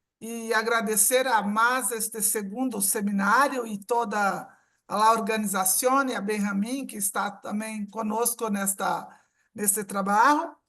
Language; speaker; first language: Portuguese; non-native, fluent; Spanish